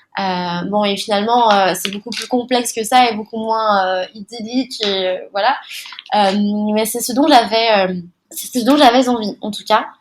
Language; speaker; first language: French; early bilingual, other home language; Malagasy